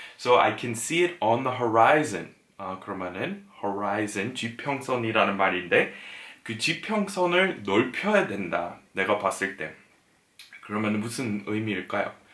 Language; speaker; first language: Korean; non-native, fluent; English